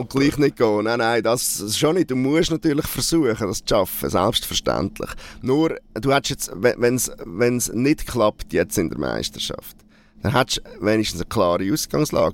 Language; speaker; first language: German; native; German